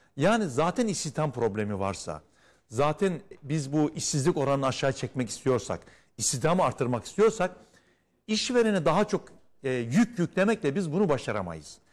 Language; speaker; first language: Turkish; native; Turkish